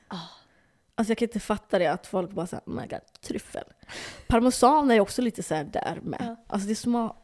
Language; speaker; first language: Swedish; early bilingual, other home language; Somali